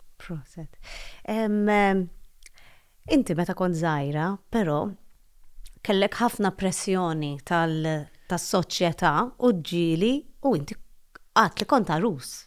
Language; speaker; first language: Maltese; native; Maltese